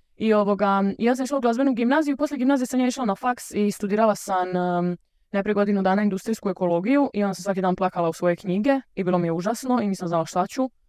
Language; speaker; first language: Bosnian; early bilingual, heritage; Croatian